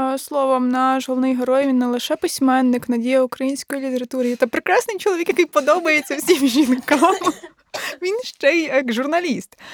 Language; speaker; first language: Ukrainian; native; Ukrainian